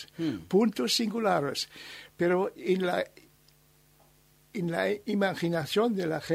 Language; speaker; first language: Spanish; non-native, learner; German